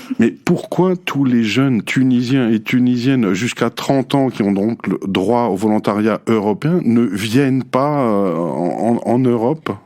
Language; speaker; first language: French; native; French